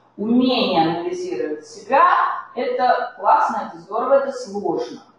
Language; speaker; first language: Russian; native; Russian